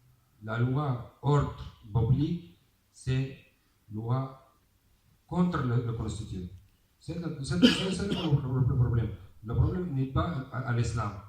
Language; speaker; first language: French; non-native, learner; Arabic